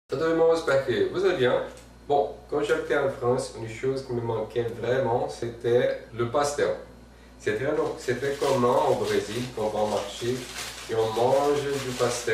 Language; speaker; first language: French; non-native, fluent; Portuguese